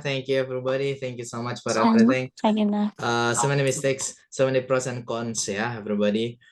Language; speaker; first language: English; non-native, fluent; Indonesian